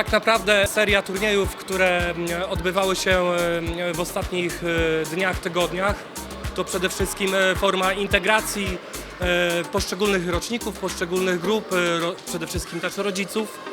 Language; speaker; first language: Polish; native; Polish